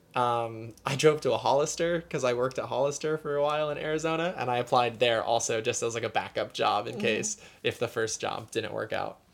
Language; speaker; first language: English; native; English